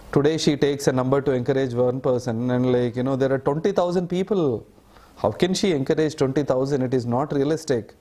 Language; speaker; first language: English; non-native, local second language; Telugu